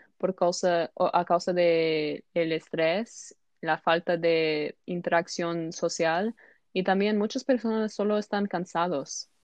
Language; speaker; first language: Spanish; non-native, learner; English